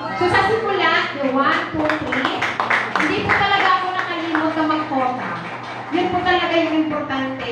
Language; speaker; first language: Filipino; non-native, local second language; Cebuano